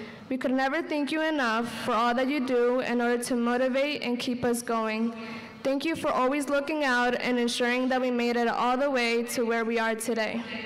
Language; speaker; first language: English; early bilingual, other home language; Spanish